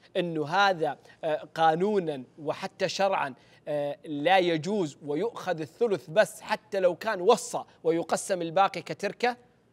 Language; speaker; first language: Arabic; native; Arabic